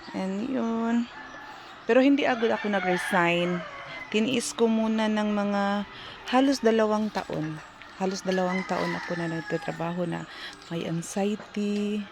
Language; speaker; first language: Filipino; non-native, local second language; Cebuano